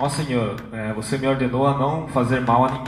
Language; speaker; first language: Portuguese; native; Portuguese